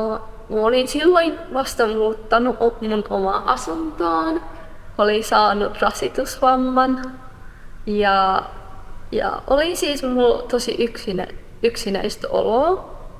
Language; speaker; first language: Finnish; non-native, fluent; Persian